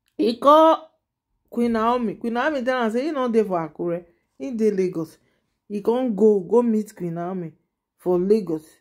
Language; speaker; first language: Nigerian Pidgin; non-native, local second language; Yoruba